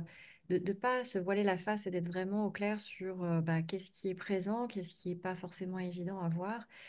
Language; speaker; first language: French; native; French